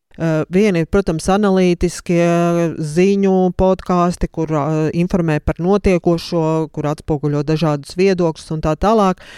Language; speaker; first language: Latvian; native; Latvian